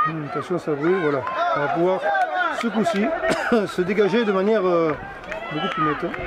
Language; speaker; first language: French; native; French